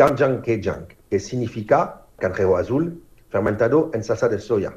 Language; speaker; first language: Spanish; non-native, fluent; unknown